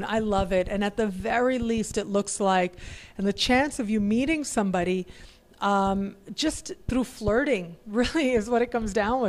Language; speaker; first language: English; native; English